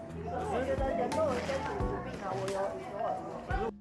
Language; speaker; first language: Chinese; native; Chinese